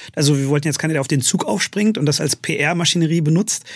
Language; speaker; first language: German; native; German